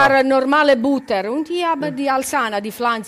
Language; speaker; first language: German; non-native, learner; Italian